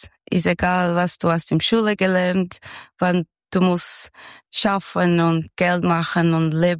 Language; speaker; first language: German; non-native, learner; Portuguese